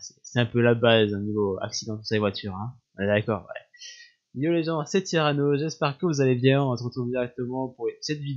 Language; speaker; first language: French; native; French